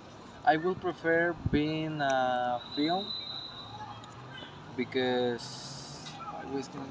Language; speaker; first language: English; non-native, learner; Spanish